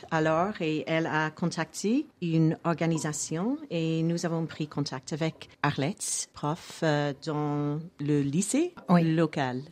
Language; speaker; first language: French; non-native, fluent; English